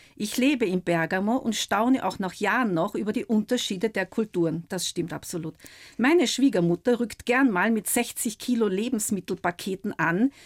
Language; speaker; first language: German; native; German